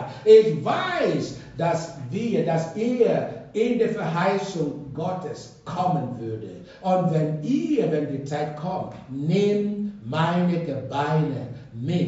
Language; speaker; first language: German; non-native, fluent; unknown